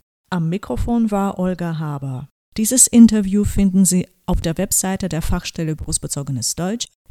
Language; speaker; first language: German; native; German